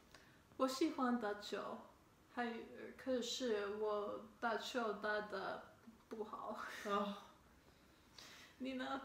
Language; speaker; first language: Chinese; non-native, learner; English